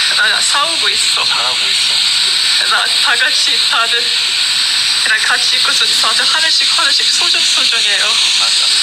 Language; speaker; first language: Korean; non-native, learner; English